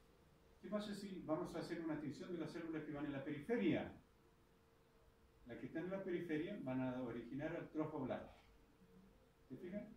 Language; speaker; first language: Spanish; native; Spanish